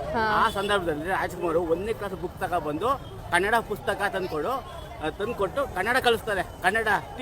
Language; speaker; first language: Kannada; native; Kannada